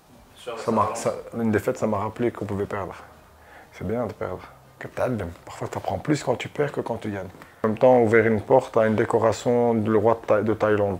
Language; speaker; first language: French; early bilingual, other home language; Arabic